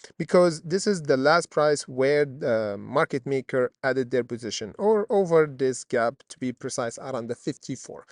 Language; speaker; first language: English; non-native, fluent; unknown